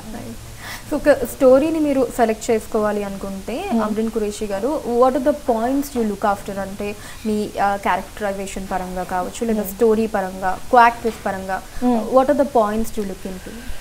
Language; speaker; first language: Telugu; native; Telugu